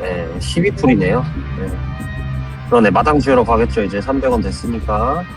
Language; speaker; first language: Korean; native; Korean